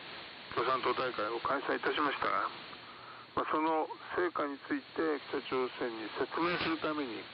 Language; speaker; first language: Japanese; native; Japanese